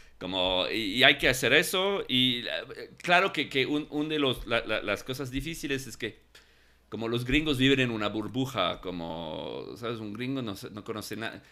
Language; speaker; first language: Spanish; non-native, fluent; English